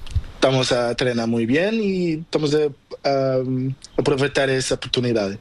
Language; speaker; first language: Spanish; non-native, learner; Portuguese